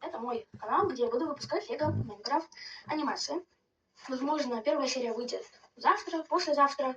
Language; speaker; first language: Russian; native; Russian